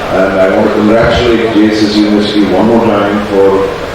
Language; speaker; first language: English; non-native, local second language; Kannada